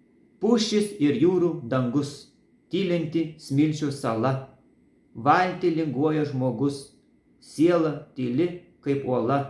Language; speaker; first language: Lithuanian; native; Lithuanian